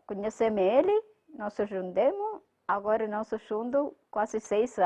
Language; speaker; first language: Portuguese; non-native, learner; Malayalam